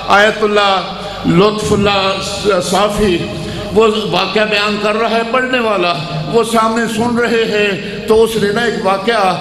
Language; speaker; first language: Urdu; non-native, local second language; Punjabi